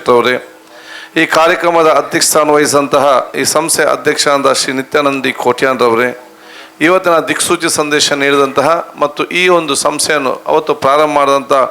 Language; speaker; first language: Kannada; non-native, local second language; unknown